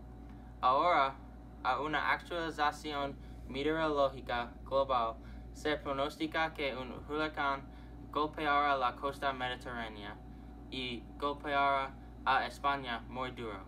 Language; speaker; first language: Spanish; non-native, learner; English